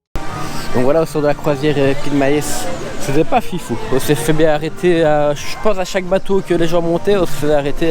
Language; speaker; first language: French; native; French